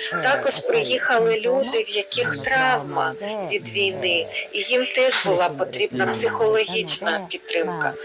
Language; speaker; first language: Ukrainian; non-native, fluent; Japanese